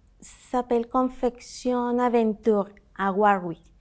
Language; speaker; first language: French; non-native, learner; Spanish